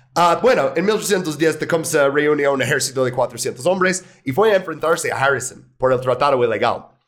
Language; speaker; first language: Spanish; non-native, fluent; English